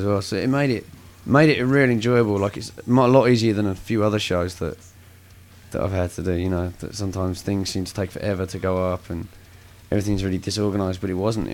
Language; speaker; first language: English; native; English